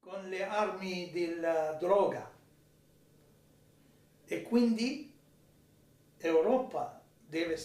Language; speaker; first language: Italian; non-native, fluent; Arabic